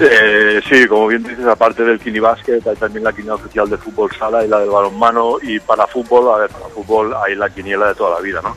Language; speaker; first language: Spanish; native; Spanish